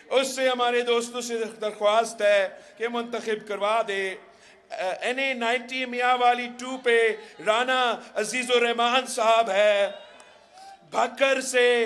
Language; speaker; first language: Urdu; early bilingual, heritage; Urdu